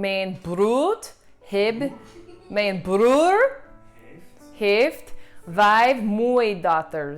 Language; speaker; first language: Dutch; non-native, learner; English